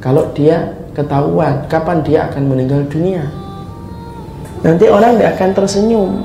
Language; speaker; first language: Indonesian; native; Indonesian